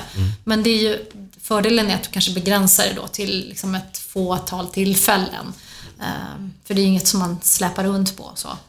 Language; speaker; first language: Swedish; native; Swedish